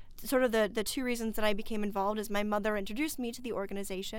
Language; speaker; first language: English; native; English